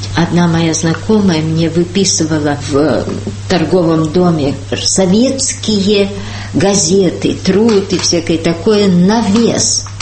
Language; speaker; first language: Russian; early bilingual, heritage; Russian